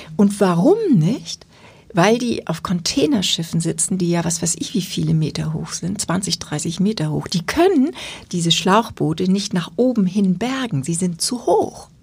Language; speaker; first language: German; native; German